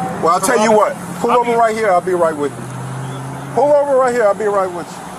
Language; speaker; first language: English; native; English